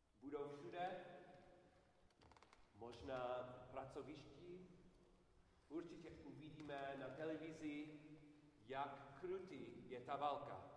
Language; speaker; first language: Czech; non-native, learner; English